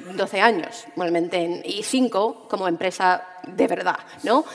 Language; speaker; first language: Spanish; early bilingual, heritage; Spanish